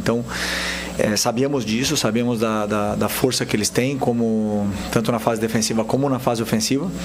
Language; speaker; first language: Portuguese; native; Portuguese